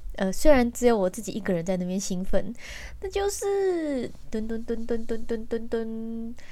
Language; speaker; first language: Chinese; native; Chinese